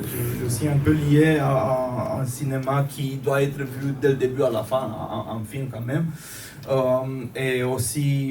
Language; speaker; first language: French; non-native, fluent; Romanian